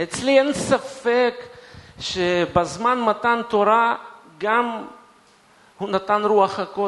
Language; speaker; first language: Hebrew; non-native, fluent; Russian